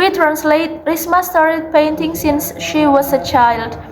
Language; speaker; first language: English; non-native, learner; Indonesian